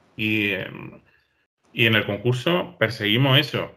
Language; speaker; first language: Spanish; native; Spanish